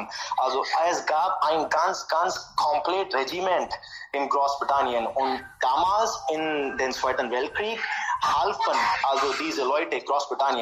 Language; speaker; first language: German; non-native, learner; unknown